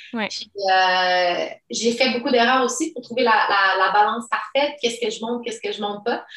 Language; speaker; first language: French; early bilingual, other home language; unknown